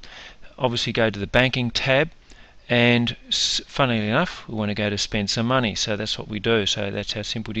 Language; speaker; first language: English; native; English